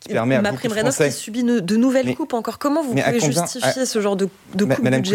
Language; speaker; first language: French; native; French